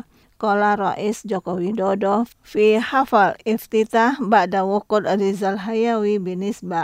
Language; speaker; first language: Arabic; non-native, fluent; Indonesian